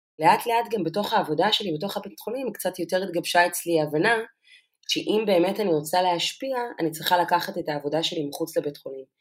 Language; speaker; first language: Hebrew; non-native, local second language; Arabic